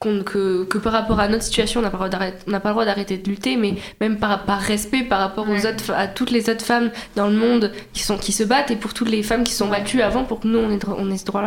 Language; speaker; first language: French; native; French